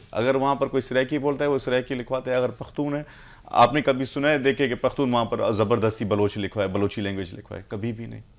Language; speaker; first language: Urdu; non-native, local second language; Baluchi